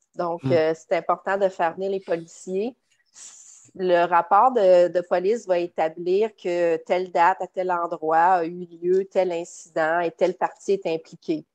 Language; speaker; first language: French; native; French